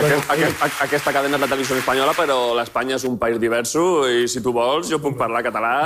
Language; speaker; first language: Catalan; non-native, local second language; Spanish